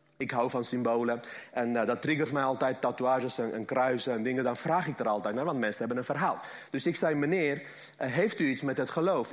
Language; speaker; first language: Dutch; early bilingual, other home language; Armenian